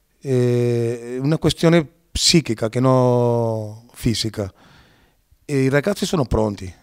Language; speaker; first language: Italian; non-native, fluent; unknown